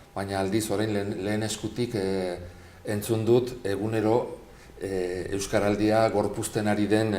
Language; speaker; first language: Basque; non-native, local second language; Spanish